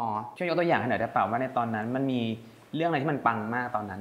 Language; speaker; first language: Thai; native; Thai